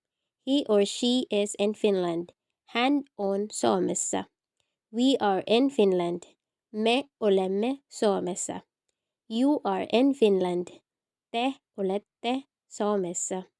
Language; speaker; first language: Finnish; non-native, fluent; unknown